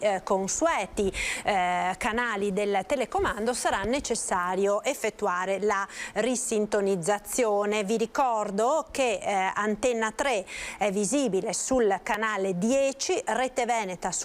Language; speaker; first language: Italian; native; Italian